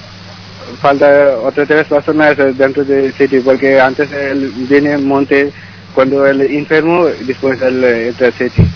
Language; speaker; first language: Spanish; non-native, learner; Bangla